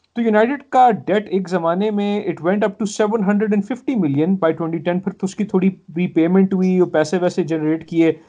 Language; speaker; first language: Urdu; native; Urdu